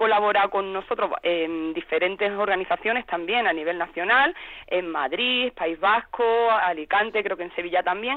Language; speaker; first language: Spanish; native; Spanish